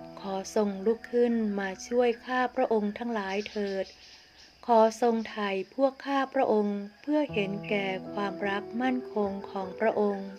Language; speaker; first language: Thai; native; Thai